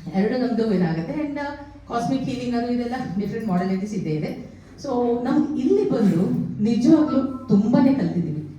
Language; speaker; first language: Kannada; native; Kannada